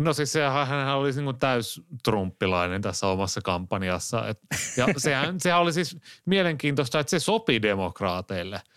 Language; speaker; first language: Finnish; native; Finnish